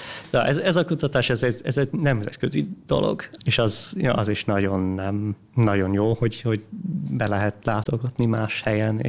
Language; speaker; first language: Hungarian; early bilingual, heritage; English